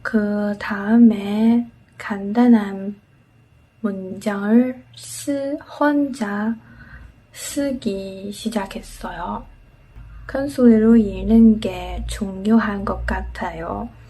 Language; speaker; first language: Korean; non-native, learner; Chinese